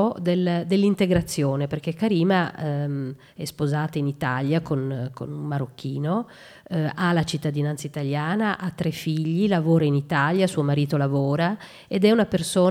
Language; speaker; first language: Italian; native; Italian